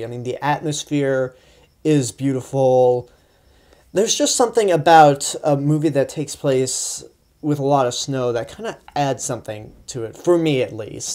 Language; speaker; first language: English; native; English